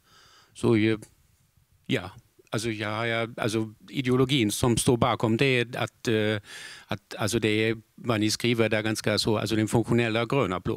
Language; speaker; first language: Swedish; non-native, fluent; German